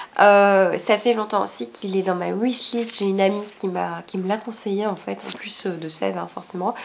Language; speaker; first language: French; native; French